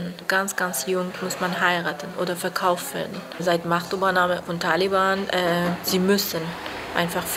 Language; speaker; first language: German; non-native, learner; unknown